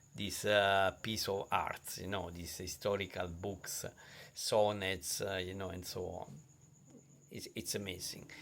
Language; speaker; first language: English; non-native, fluent; Italian